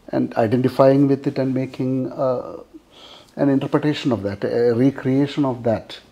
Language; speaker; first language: English; non-native, local second language; Malayalam